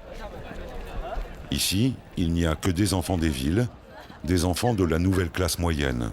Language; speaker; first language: French; native; French